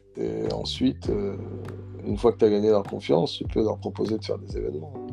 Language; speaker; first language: French; early bilingual, other home language; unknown